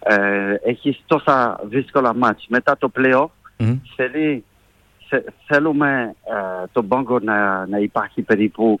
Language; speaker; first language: Greek; non-native, fluent; French